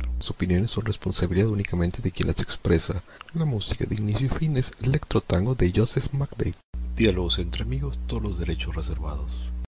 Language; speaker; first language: Spanish; native; Spanish